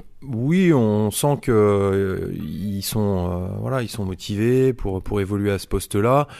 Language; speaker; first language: French; native; French